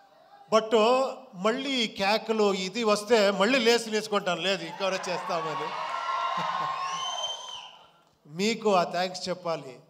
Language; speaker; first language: Telugu; non-native, local second language; Kannada